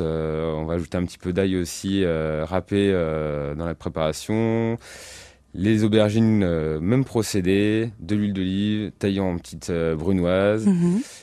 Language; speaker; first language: French; native; French